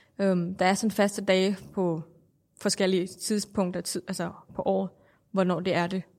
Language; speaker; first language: Danish; non-native, fluent; Thai